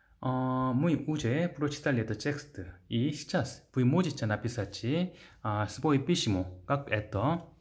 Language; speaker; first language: Russian; non-native, learner; Korean